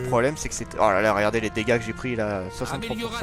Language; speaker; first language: French; native; French